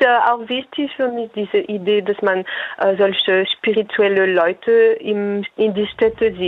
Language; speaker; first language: German; non-native, fluent; French